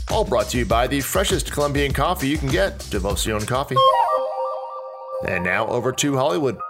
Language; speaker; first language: English; native; English